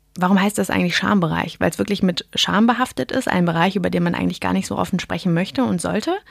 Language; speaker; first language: German; native; German